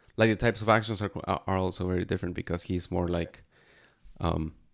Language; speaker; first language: English; non-native, fluent; Spanish